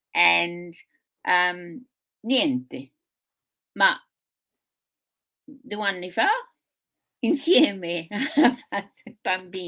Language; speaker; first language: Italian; early bilingual, heritage; Sicilian